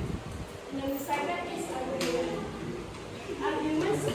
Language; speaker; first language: English; non-native, learner; Indonesian